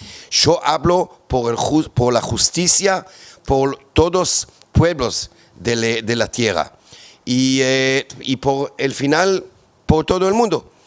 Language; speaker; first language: Spanish; non-native, fluent; Hebrew